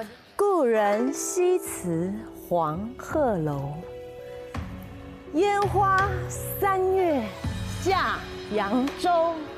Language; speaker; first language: Chinese; native; Chinese